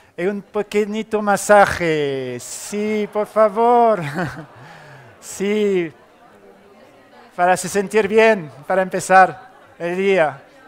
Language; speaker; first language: Spanish; non-native, learner; French